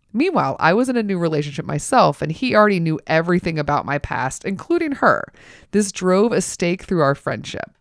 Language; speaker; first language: English; native; English